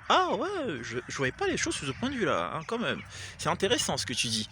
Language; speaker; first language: French; native; French